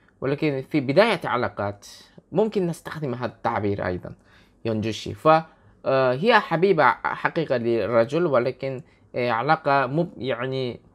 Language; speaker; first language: Arabic; non-native, fluent; Korean